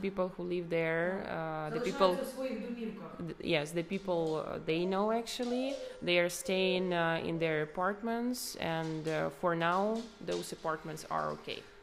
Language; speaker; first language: English; non-native, fluent; Ukrainian